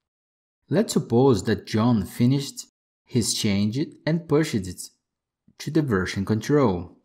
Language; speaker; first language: English; non-native, fluent; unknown